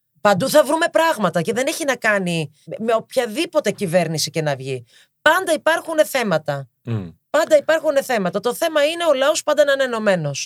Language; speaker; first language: Greek; early bilingual, heritage; Greek